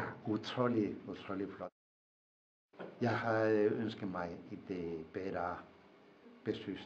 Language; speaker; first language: Danish; non-native, fluent; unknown